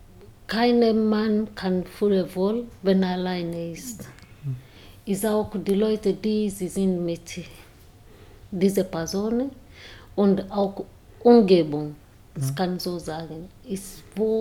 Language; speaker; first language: German; non-native, learner; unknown